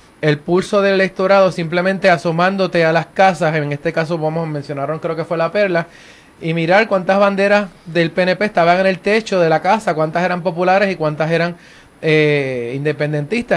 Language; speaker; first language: Spanish; native; Spanish